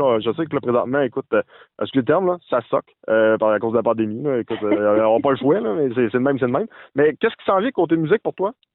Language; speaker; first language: French; native; French